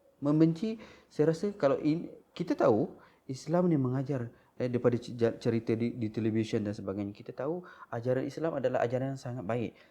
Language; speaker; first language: Malay; non-native, local second language; Iban